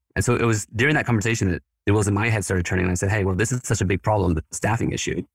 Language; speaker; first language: English; early bilingual, other home language; Spanish